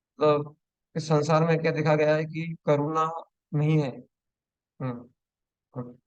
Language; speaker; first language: Hindi; non-native, local second language; Marathi